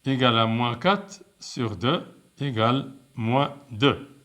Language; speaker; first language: French; non-native, local second language; Arabic